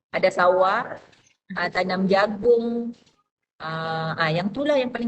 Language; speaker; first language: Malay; non-native, local second language; Buginese